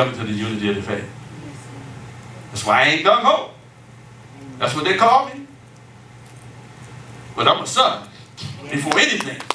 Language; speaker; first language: English; native; English